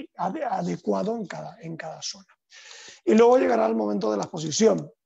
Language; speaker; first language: Spanish; native; Spanish